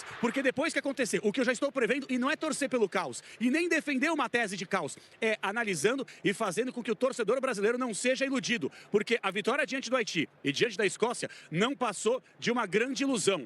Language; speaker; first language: Portuguese; native; Portuguese